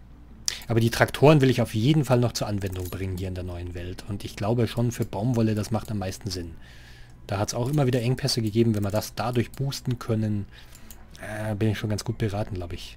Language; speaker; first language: German; native; German